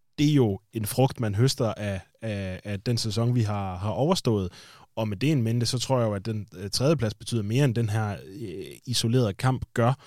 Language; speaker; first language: Danish; native; Danish